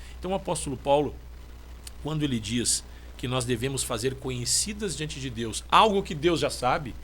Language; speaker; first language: Portuguese; native; Portuguese